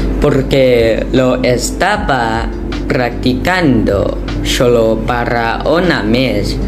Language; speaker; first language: Spanish; non-native, learner; Thai